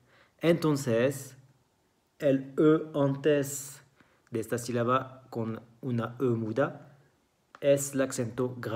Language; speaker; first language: Spanish; non-native, fluent; French